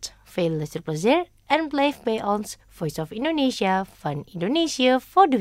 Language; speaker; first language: Dutch; non-native, fluent; Indonesian